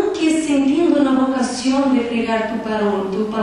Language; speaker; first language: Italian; non-native, learner; Portuguese